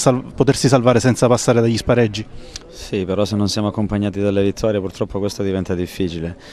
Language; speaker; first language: Italian; native; Italian